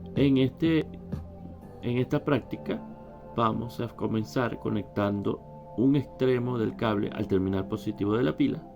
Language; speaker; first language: Spanish; native; Spanish